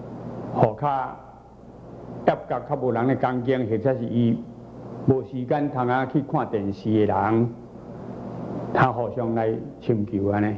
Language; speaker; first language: Chinese; native; Chinese